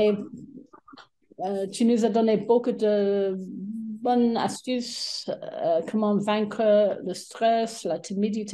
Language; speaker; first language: French; non-native, fluent; English